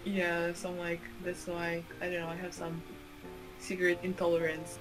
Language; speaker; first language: English; non-native, fluent; Uzbek